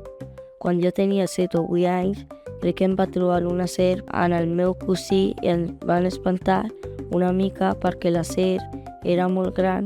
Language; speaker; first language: Catalan; non-native, learner; Spanish